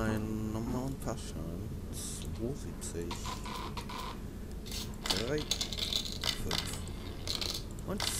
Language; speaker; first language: German; native; German